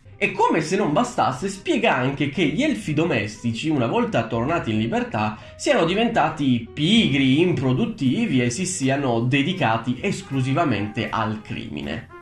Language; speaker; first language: Italian; early bilingual, other home language; Romanian